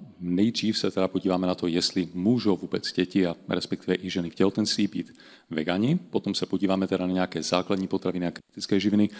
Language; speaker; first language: Czech; native; Czech